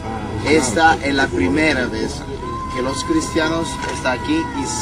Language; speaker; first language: Spanish; non-native, learner; Italian